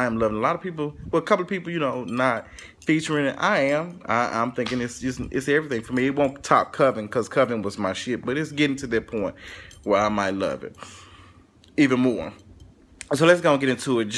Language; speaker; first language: English; native; English